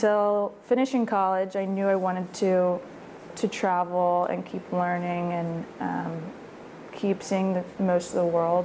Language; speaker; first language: English; native; English